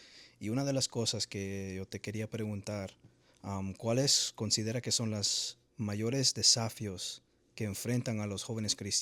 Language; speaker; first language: Spanish; early bilingual, heritage; Spanish